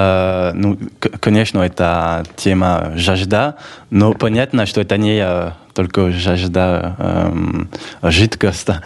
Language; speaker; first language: Russian; non-native, fluent; French